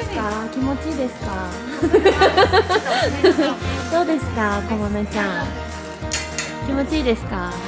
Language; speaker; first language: Japanese; native; Japanese